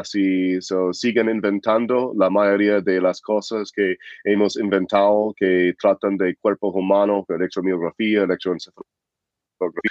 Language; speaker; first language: Spanish; non-native, fluent; English